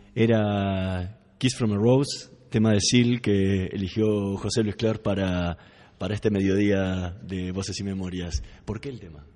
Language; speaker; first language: Spanish; native; Spanish